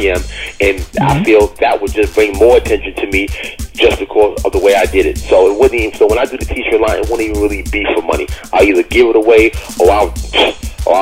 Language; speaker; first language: English; native; English